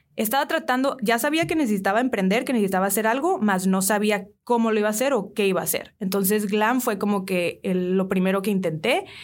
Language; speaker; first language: Spanish; early bilingual, heritage; Spanish